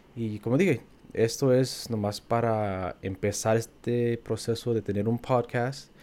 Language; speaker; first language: Spanish; early bilingual, heritage; Spanish